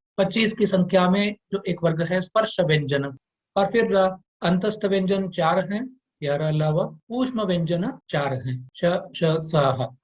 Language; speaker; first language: Hindi; non-native, local second language; Kannada